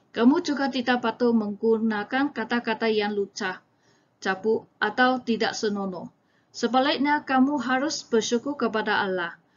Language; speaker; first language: Malay; non-native, local second language; Chinese